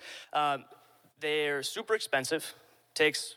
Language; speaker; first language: English; native; English